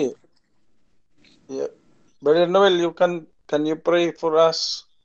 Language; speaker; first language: English; non-native, local second language; Filipino